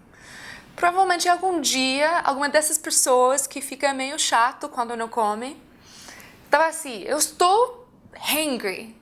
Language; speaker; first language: Portuguese; non-native, fluent; English